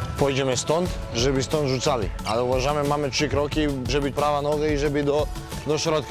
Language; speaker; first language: Polish; native; Polish